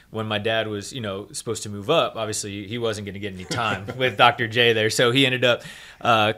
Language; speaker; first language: English; native; English